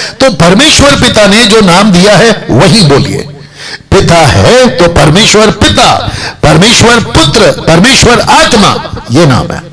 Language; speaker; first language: Hindi; non-native, local second language; Telugu